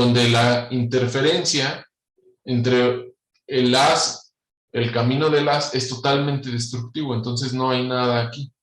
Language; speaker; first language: Spanish; native; Spanish